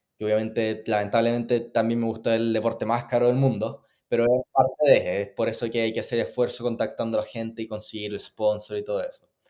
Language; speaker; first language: Spanish; native; Spanish